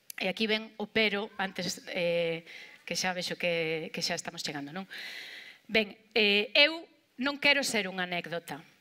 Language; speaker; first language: Galician; non-native, local second language; Spanish